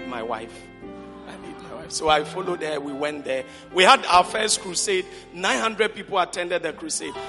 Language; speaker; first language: English; non-native, local second language; Akan